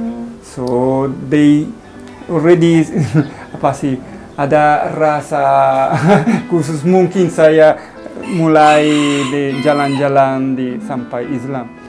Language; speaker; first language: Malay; non-native, learner; Italian